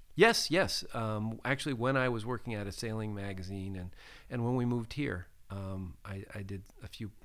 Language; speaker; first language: English; native; English